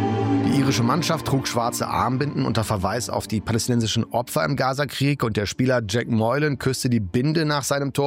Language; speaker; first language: German; native; German